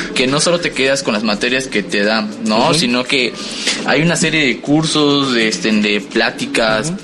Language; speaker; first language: Spanish; native; Spanish